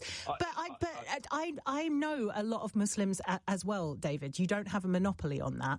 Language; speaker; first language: English; native; English